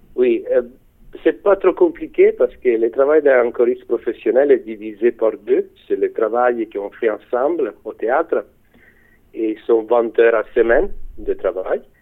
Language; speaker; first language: French; non-native, fluent; Italian